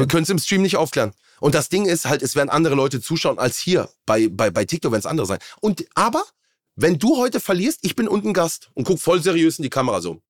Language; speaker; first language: German; native; German